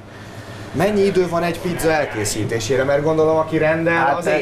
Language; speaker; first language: Hungarian; native; Hungarian